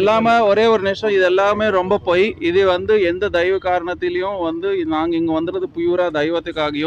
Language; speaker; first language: Tamil; native; Tamil